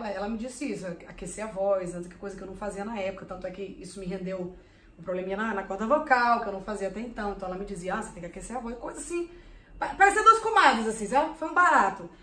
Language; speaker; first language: Portuguese; early bilingual, heritage; Portuguese